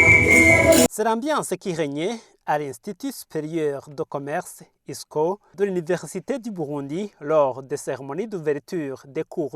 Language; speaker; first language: French; non-native, local second language; Rundi